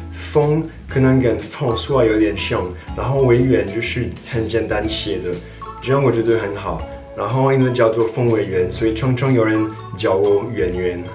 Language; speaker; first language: Chinese; non-native, fluent; French